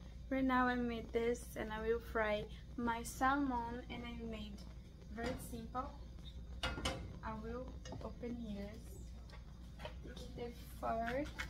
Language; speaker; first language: English; non-native, learner; Portuguese